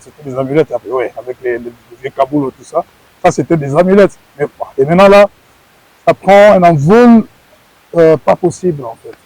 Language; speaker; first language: French; non-native, local second language; Lingala